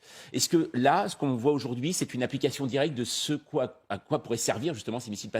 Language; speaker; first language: French; native; French